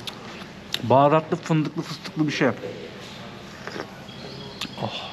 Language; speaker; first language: Turkish; native; Turkish